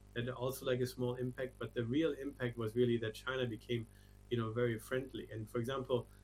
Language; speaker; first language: English; non-native, fluent; German